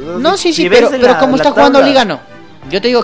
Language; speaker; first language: Spanish; native; Spanish